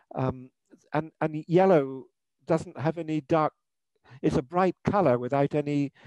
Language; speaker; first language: English; native; English